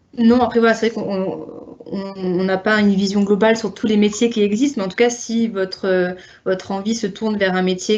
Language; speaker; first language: French; native; French